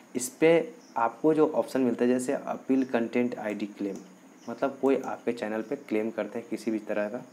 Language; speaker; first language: Hindi; native; Hindi